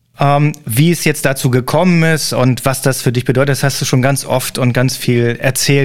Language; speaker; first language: German; native; German